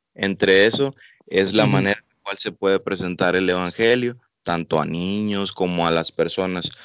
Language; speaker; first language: Spanish; native; Spanish